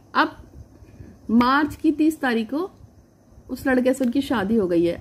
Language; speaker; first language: Hindi; native; Hindi